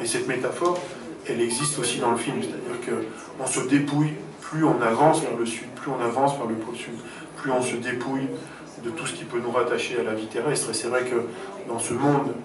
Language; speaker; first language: French; native; French